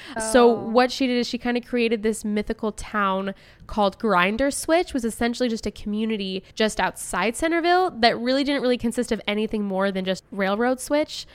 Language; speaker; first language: English; native; English